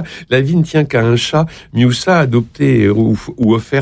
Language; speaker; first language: French; native; French